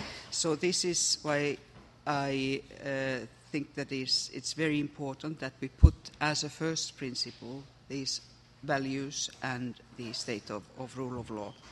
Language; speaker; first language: English; non-native, fluent; Finnish